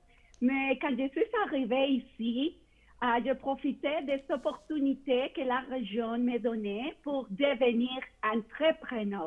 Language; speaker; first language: French; non-native, fluent; Spanish